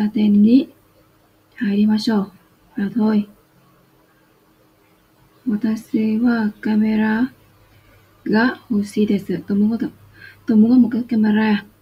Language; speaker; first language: Japanese; non-native, fluent; Vietnamese